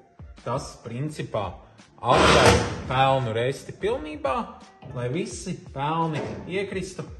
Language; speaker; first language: Latvian; native; Latvian